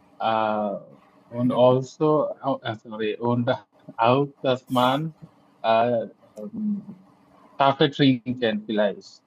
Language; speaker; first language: German; non-native, learner; Bangla